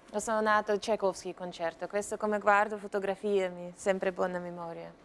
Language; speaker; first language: Italian; non-native, fluent; Russian